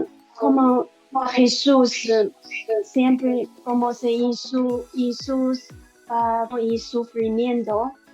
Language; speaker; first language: Spanish; non-native, learner; Chinese